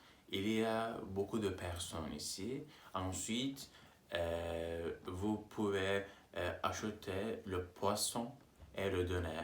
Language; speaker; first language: French; non-native, learner; Turkish